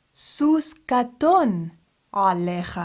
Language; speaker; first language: Hebrew; non-native, fluent; English